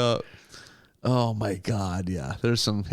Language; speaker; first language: English; native; English